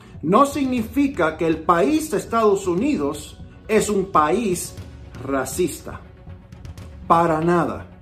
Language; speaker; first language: Spanish; early bilingual, heritage; Spanish